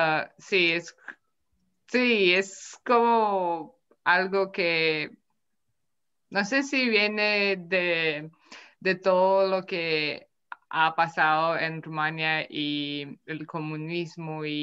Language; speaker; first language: Spanish; non-native, fluent; Romanian